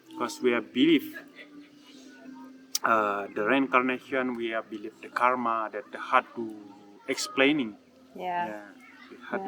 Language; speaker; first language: English; non-native, learner; Indonesian